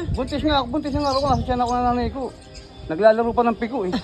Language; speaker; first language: Filipino; native; Filipino